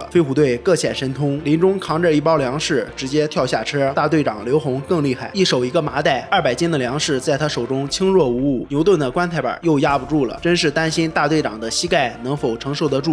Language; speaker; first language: Chinese; native; Chinese